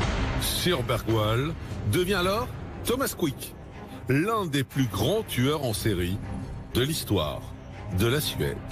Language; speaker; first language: French; native; French